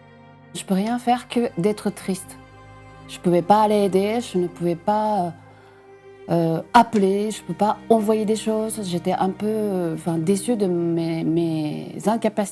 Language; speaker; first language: French; non-native, fluent; Japanese